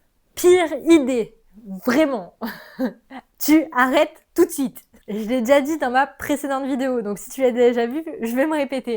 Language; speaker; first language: French; native; French